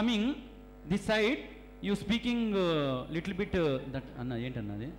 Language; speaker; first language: Telugu; native; Telugu